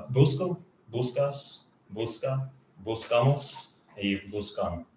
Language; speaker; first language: Spanish; non-native, learner; English